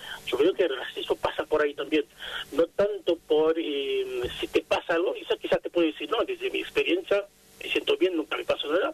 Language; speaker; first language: Spanish; non-native, fluent; Haitian Creole